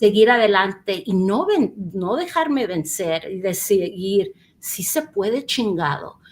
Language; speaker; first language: Spanish; early bilingual, heritage; Spanish